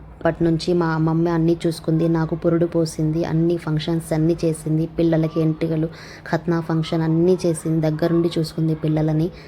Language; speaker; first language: Telugu; non-native, local second language; Urdu